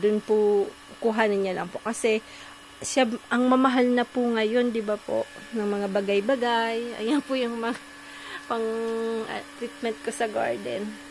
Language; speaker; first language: Filipino; native; Filipino